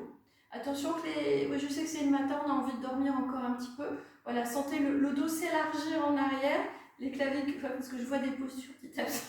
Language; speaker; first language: French; native; French